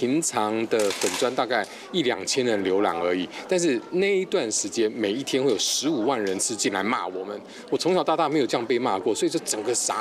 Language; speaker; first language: Chinese; native; Chinese